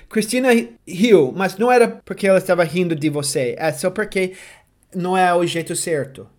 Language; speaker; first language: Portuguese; non-native, fluent; English